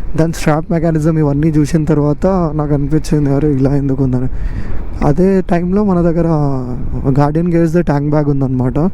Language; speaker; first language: Telugu; non-native, local second language; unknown